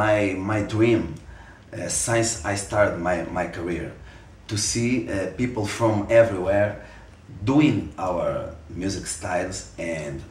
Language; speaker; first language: English; non-native, fluent; Portuguese